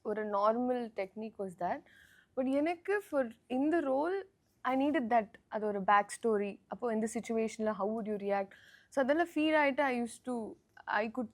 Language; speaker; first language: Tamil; non-native, learner; Telugu